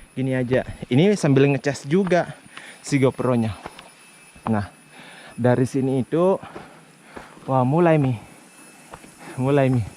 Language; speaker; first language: Indonesian; non-native, local second language; Buginese